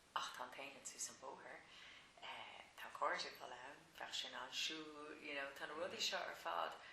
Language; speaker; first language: Irish; non-native, local second language; English